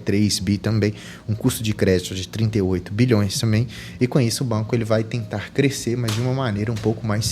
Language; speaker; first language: Portuguese; native; Portuguese